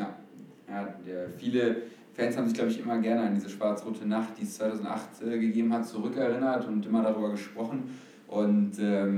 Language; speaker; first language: German; native; German